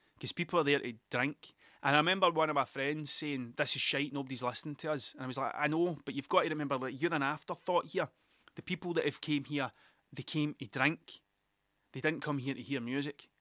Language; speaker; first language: English; native; English